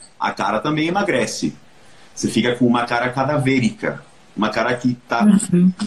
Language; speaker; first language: Portuguese; non-native, fluent; Spanish